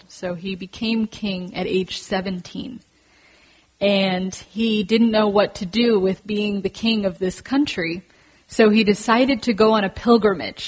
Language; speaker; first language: English; native; English